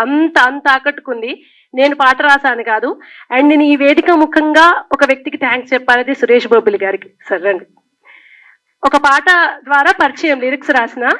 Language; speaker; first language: Telugu; native; Telugu